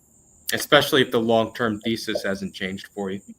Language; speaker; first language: English; native; English